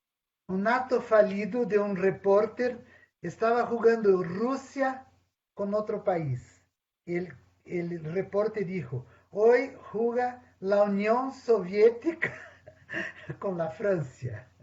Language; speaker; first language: Spanish; non-native, fluent; Portuguese